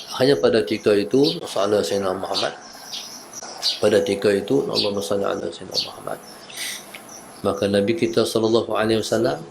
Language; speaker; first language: Malay; native; Malay